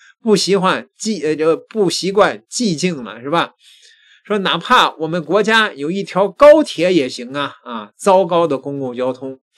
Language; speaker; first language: Chinese; native; Chinese